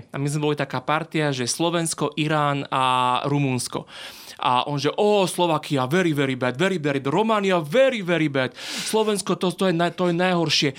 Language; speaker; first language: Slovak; native; Slovak